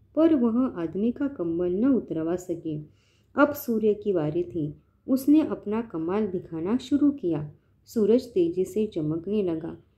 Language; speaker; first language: Hindi; non-native, local second language; Marathi